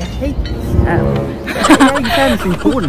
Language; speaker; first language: English; non-native, fluent; Korean